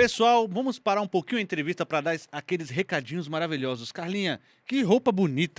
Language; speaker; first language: Portuguese; native; Portuguese